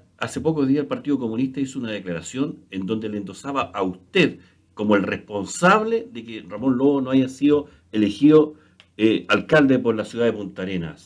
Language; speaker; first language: Spanish; native; Spanish